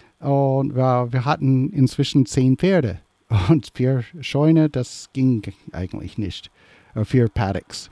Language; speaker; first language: German; early bilingual, heritage; English